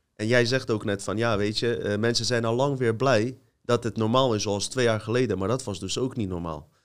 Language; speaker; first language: Dutch; native; Dutch